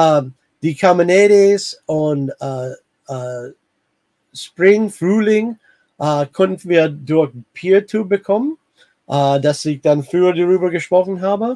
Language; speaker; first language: German; non-native, fluent; English